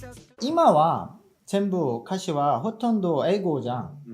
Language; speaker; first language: Japanese; non-native, fluent; Korean